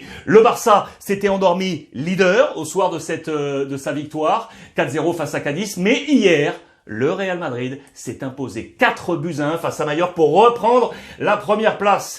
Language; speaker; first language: French; native; French